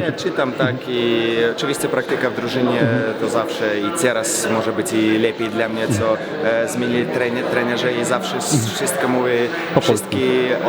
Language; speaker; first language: Polish; non-native, learner; Belarusian